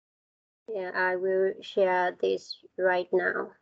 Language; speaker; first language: English; non-native, learner; Vietnamese